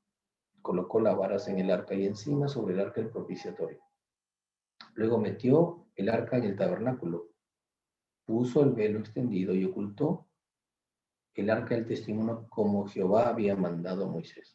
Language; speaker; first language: Spanish; native; Spanish